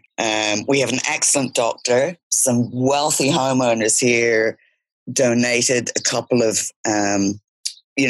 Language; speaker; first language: English; native; English